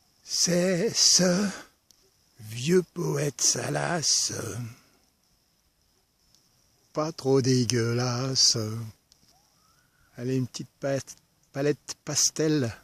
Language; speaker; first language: French; native; French